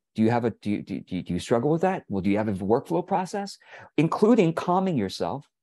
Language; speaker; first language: English; early bilingual, other home language; Chinese